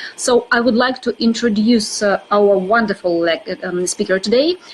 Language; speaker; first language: English; non-native, fluent; Russian